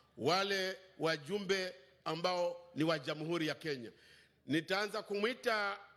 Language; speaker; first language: Swahili; native; Swahili